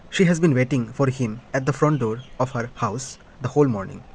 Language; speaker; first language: English; non-native, local second language; Assamese